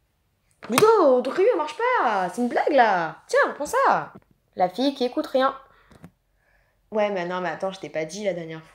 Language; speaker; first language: French; native; French